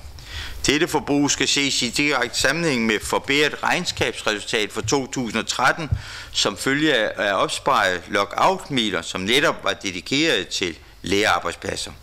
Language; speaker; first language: Danish; native; Danish